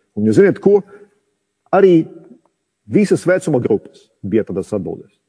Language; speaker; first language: Latvian; non-native, local second language; Russian